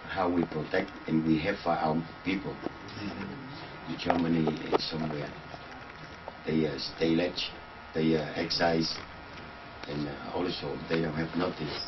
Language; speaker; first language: English; non-native, learner; Vietnamese